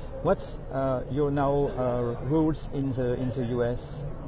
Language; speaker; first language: English; non-native, fluent; French